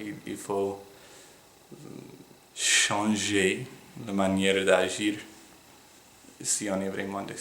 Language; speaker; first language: French; non-native, fluent; English